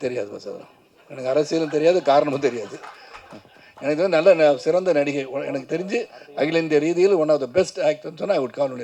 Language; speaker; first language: Tamil; native; Tamil